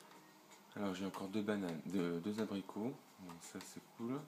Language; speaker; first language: French; native; French